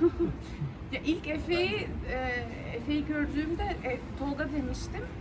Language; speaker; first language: Turkish; non-native, fluent; Albanian